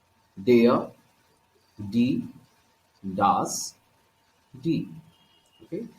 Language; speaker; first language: German; non-native, fluent; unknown